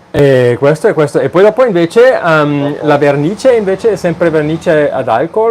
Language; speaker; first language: Italian; non-native, fluent; German